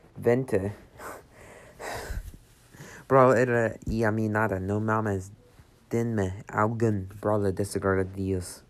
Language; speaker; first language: Spanish; non-native, learner; English